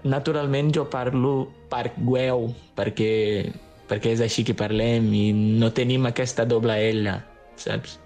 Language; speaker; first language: Catalan; non-native, fluent; Portuguese